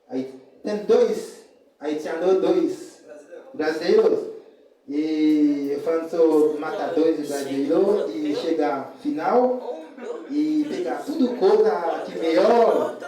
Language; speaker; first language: Portuguese; non-native, learner; Haitian Creole